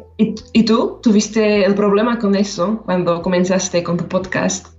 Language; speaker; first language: Spanish; non-native, fluent; Slovak